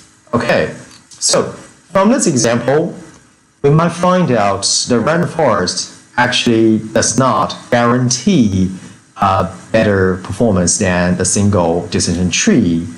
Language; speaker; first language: English; non-native, fluent; Chinese